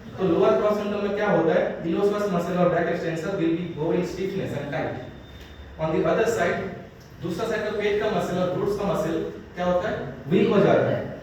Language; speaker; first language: Hindi; non-native, local second language; Bangla